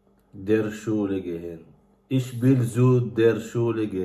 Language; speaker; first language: German; non-native, learner; Filipino